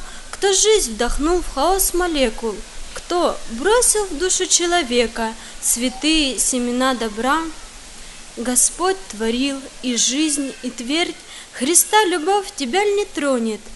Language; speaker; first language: Russian; native; Russian